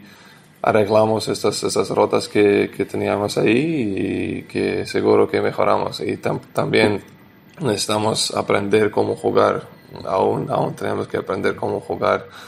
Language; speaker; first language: Spanish; non-native, learner; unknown